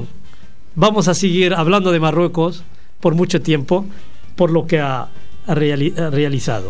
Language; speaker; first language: Spanish; non-native, fluent; Arabic